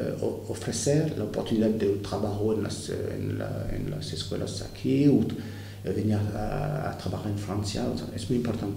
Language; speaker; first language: Spanish; non-native, fluent; French